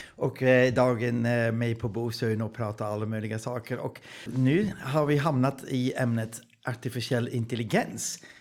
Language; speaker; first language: Swedish; non-native, fluent; Dutch